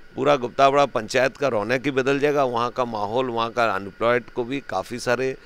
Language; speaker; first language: Hindi; native; Hindi